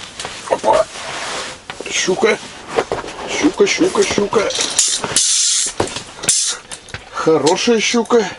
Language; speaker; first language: Russian; native; Russian